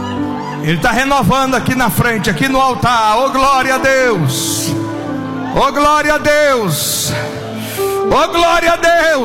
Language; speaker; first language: Portuguese; native; Portuguese